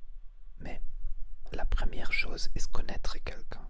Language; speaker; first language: French; non-native, learner; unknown